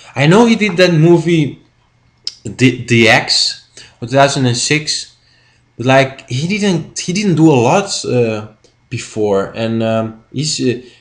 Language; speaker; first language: English; non-native, fluent; Spanish